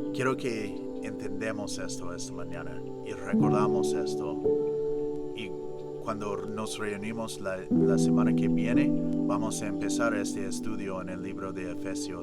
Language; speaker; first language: Spanish; non-native, fluent; English